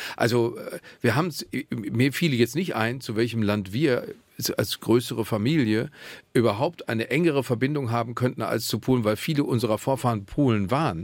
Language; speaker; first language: German; native; German